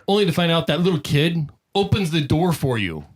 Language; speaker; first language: English; native; English